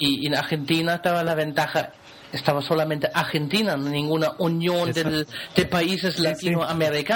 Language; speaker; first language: Spanish; non-native, fluent; German